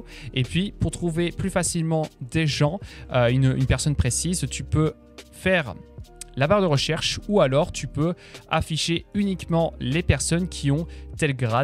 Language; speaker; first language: French; native; French